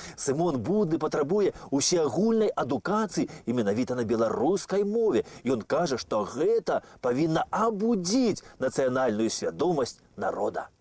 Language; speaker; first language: Belarusian; native; Belarusian